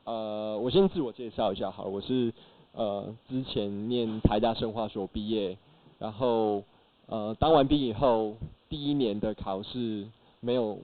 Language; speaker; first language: Chinese; native; Chinese